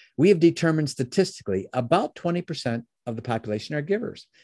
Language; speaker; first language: English; native; English